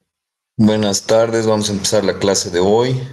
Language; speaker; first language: Spanish; native; Spanish